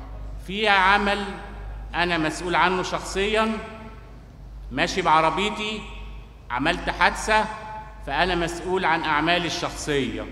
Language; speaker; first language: Arabic; native; Arabic